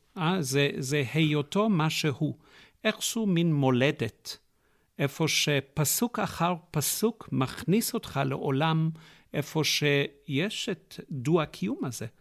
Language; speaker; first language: Hebrew; non-native, fluent; English